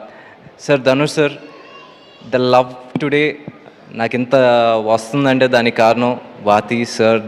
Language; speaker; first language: Telugu; native; Telugu